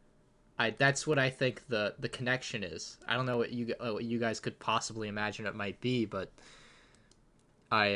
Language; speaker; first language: English; native; English